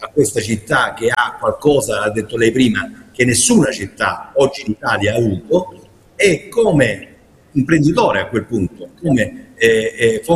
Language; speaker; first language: Italian; native; Italian